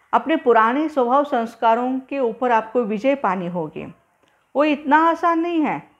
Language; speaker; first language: Hindi; non-native, local second language; Marathi